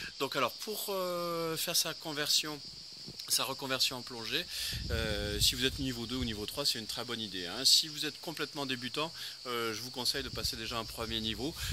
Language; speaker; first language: French; native; French